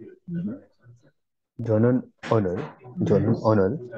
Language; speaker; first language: Korean; non-native, learner; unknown